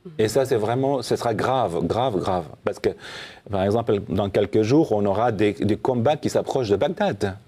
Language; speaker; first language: French; non-native, fluent; Assyrian Neo-Aramaic